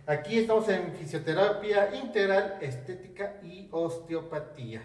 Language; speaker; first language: Spanish; native; Spanish